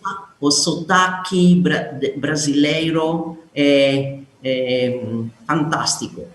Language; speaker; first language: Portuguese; non-native, learner; Italian